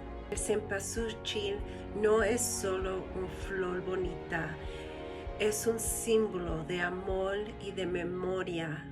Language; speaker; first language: Spanish; early bilingual, heritage; Spanish